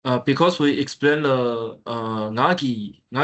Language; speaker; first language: English; non-native, learner; Chinese